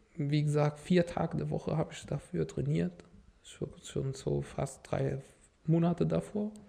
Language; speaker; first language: German; non-native, fluent; Arabic